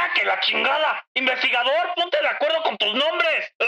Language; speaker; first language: Spanish; native; Spanish